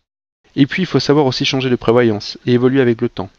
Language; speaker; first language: French; native; French